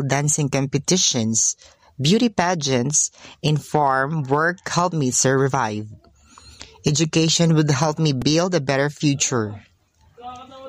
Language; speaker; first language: English; non-native, local second language; Hiligaynon